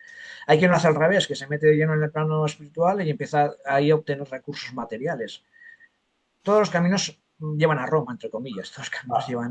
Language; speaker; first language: Spanish; native; Spanish